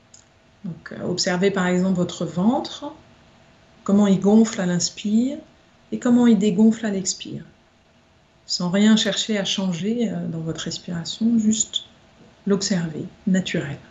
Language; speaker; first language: French; native; French